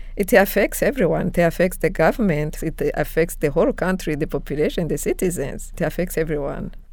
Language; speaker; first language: English; non-native, local second language; Kinyarwanda